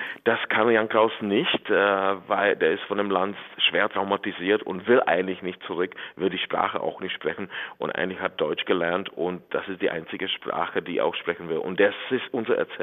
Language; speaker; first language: German; non-native, fluent; Czech